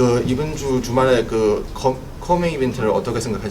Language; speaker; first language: Korean; non-native, learner; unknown